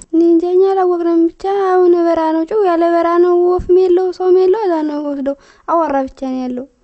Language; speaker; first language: Amharic; native; Amharic